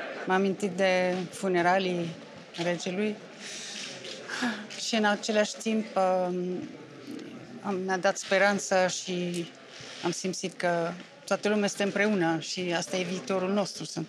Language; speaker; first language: Romanian; non-native, fluent; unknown